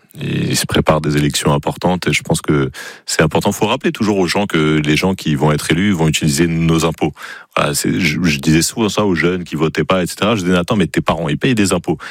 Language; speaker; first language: French; native; French